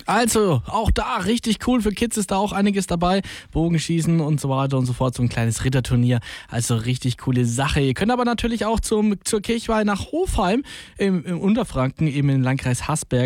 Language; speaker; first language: German; native; German